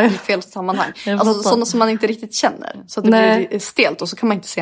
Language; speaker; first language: Swedish; native; Swedish